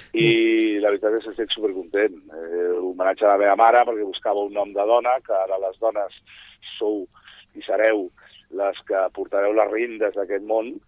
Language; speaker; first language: Catalan; non-native, local second language; Spanish